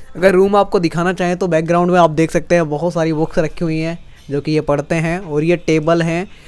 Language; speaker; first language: Hindi; native; Hindi